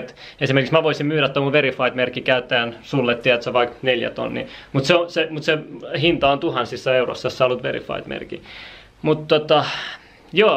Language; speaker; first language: Finnish; native; Finnish